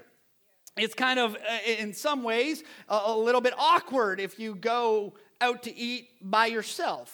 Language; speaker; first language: English; native; English